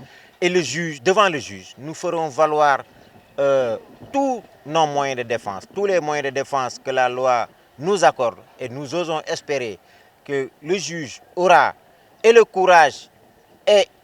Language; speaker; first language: French; non-native, local second language; Wolof